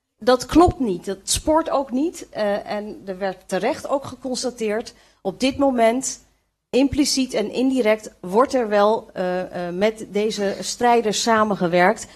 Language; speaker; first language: Dutch; early bilingual, other home language; Kurdish